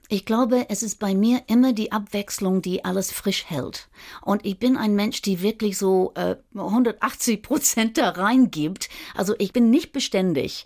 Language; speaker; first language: German; non-native, fluent; English